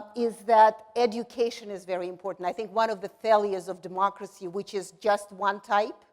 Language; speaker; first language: English; non-native, fluent; Russian